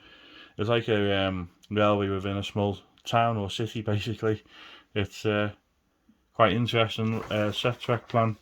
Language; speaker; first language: English; native; English